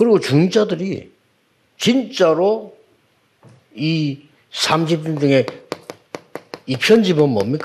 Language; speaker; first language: Korean; native; Korean